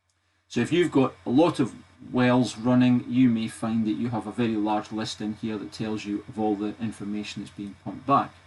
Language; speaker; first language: English; native; English